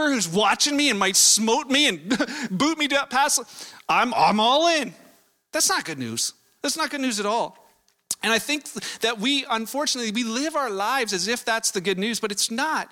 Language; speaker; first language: English; native; English